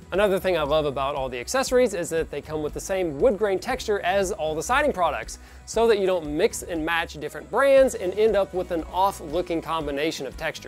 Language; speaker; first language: English; native; English